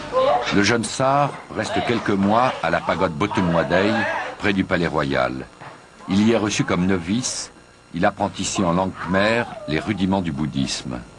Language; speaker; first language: French; native; French